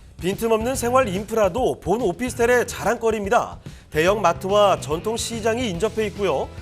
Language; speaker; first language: Korean; native; Korean